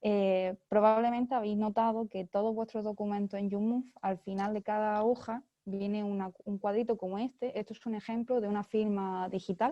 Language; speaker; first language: Spanish; native; Spanish